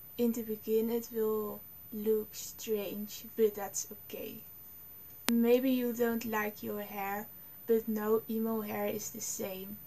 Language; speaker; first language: English; non-native, learner; Dutch